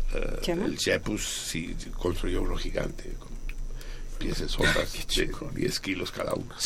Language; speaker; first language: Spanish; native; Spanish